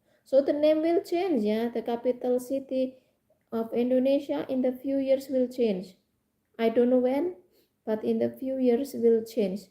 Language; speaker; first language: English; non-native, fluent; Indonesian